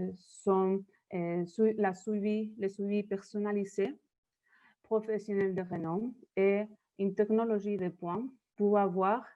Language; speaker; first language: French; non-native, learner; Spanish